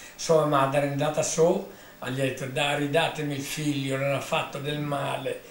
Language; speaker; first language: Italian; native; Italian